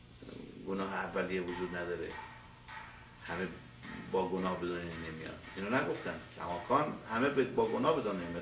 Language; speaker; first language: Persian; native; Persian